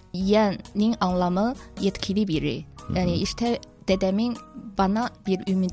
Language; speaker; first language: Turkish; non-native, fluent; Chinese